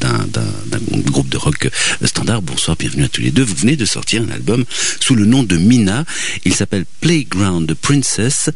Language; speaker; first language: French; native; French